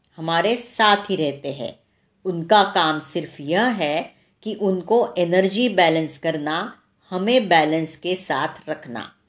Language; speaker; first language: Hindi; non-native, local second language; Marathi